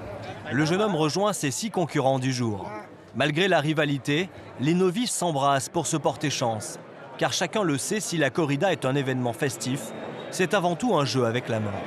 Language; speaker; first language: French; native; French